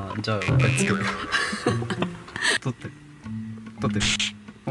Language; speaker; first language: Japanese; native; Japanese